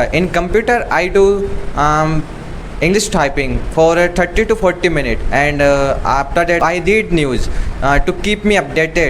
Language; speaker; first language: English; non-native, learner; Hindi